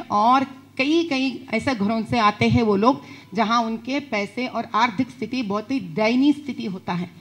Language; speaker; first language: Hindi; non-native, local second language; Telugu